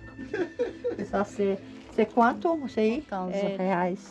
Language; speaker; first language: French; non-native, learner; Portuguese